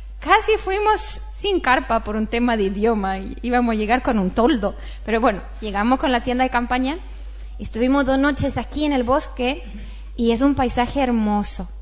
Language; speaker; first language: Spanish; non-native, fluent; Swedish